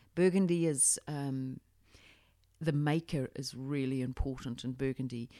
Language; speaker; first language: English; native; English